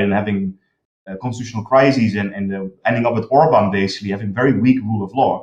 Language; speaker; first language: English; non-native, fluent; Dutch